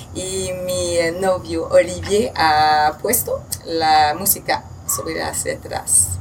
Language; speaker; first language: Spanish; non-native, learner; French